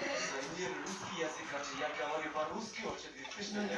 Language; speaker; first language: Russian; non-native, learner; Mongolian